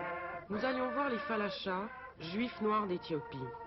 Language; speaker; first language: French; native; French